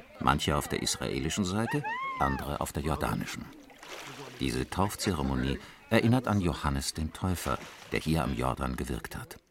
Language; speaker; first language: German; native; German